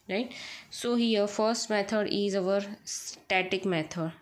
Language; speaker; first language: English; non-native, local second language; Gujarati